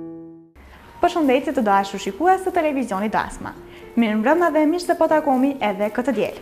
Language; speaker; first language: Albanian; native; Albanian